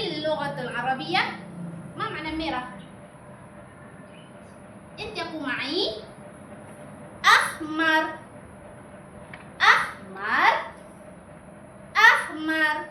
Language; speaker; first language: Arabic; non-native, learner; Malay